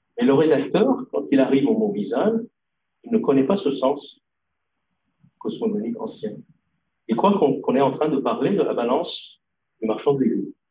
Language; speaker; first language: French; non-native, local second language; Arabic